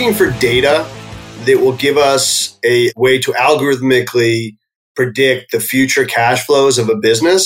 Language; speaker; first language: English; native; English